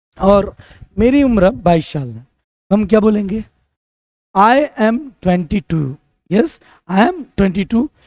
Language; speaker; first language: Hindi; native; Hindi